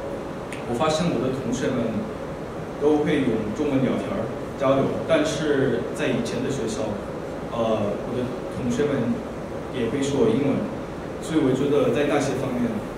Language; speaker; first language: Chinese; non-native, fluent; Korean